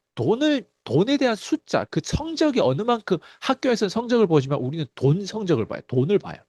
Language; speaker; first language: Korean; early bilingual, heritage; Korean